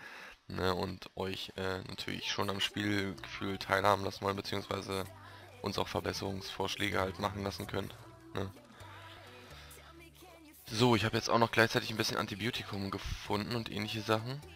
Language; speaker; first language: German; native; German